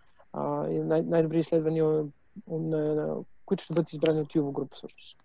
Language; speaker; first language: Bulgarian; native; Bulgarian